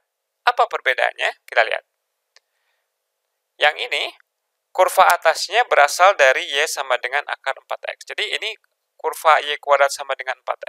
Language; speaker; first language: Indonesian; native; Indonesian